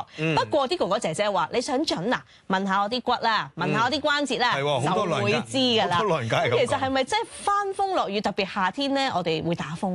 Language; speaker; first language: Cantonese; native; Cantonese